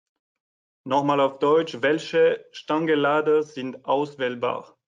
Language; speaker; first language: German; non-native, fluent; French